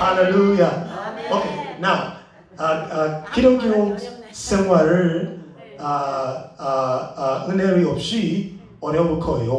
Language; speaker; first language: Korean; non-native, learner; English